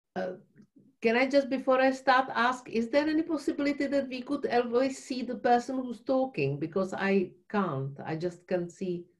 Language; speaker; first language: English; non-native, fluent; Czech